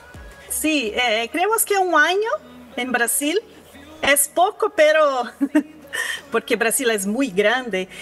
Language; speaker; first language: Spanish; non-native, learner; Portuguese